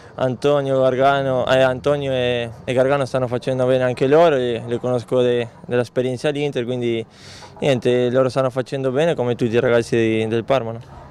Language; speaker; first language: Italian; non-native, fluent; Spanish